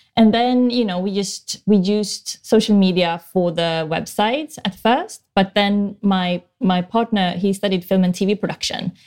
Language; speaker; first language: English; non-native, fluent; Swedish